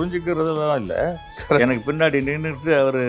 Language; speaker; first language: Tamil; native; Tamil